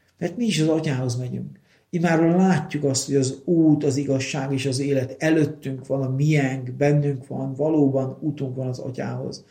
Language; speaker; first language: Hungarian; native; Hungarian